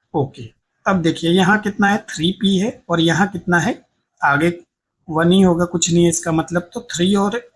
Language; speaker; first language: Hindi; non-native, local second language; Gujarati